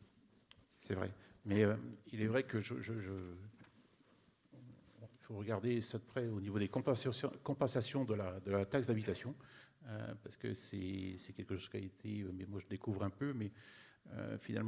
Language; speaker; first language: French; native; French